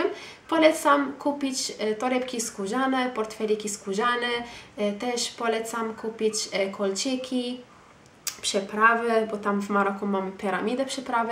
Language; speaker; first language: Polish; non-native, fluent; Arabic